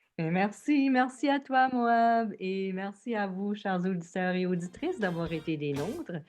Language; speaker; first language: French; native; French